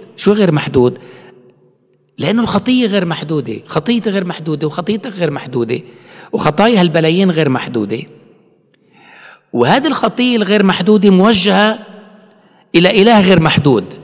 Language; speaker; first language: Arabic; native; Arabic